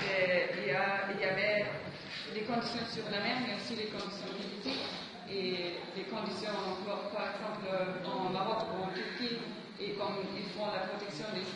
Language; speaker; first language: French; non-native, fluent; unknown